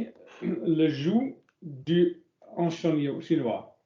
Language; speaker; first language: French; non-native, learner; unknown